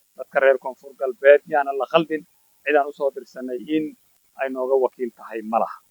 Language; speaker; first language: Somali; native; Somali